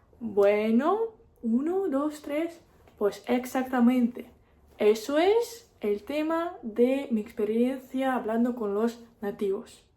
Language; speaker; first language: Spanish; non-native, fluent; Russian